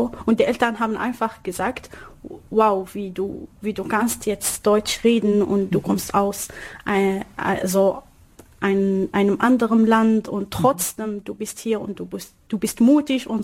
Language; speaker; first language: German; non-native, learner; Arabic